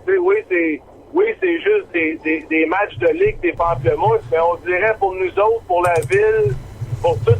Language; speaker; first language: French; native; French